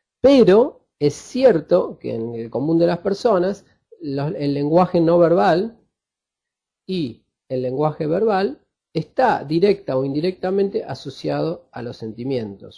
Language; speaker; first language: Spanish; native; Spanish